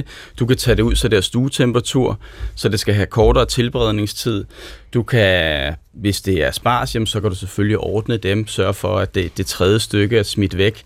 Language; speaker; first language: Danish; native; Danish